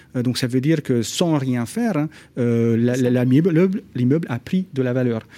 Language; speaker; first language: French; non-native, fluent; Hungarian